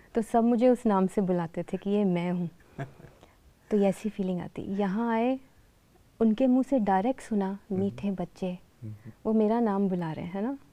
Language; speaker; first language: Hindi; native; Hindi